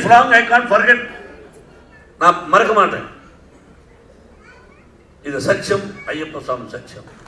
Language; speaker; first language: Tamil; non-native, learner; Telugu